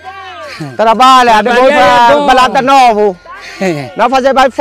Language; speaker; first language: Portuguese; non-native, learner; Vietnamese